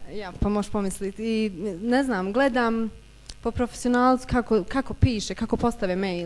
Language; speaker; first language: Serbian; early bilingual, heritage; Bosnian